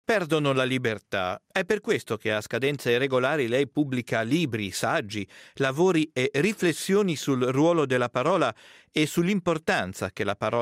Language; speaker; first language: Italian; native; Italian